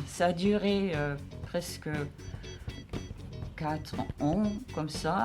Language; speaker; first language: French; non-native, fluent; English